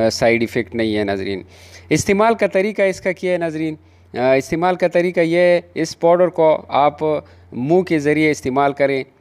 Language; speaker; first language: Urdu; non-native, local second language; Pashto